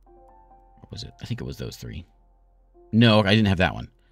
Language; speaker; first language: English; native; English